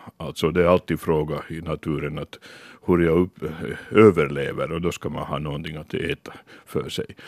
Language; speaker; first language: Swedish; non-native, local second language; Finnish